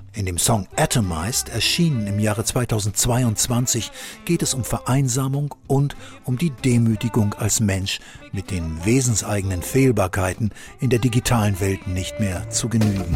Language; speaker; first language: German; native; German